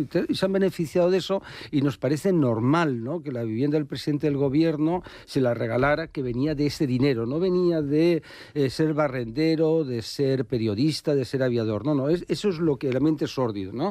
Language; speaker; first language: Spanish; native; Spanish